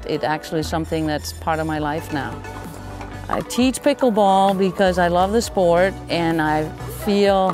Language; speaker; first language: English; non-native, fluent; Danish